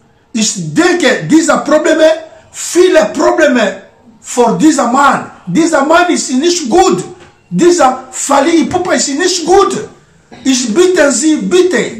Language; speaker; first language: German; non-native, learner; Lingala